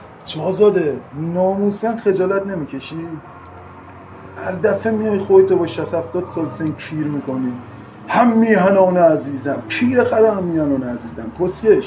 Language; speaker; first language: Persian; native; Persian